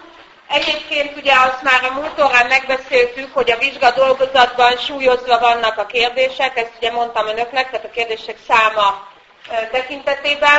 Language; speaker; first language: Hungarian; native; Hungarian